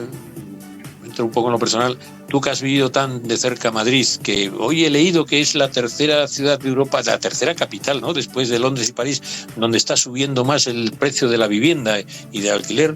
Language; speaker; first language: Spanish; native; Spanish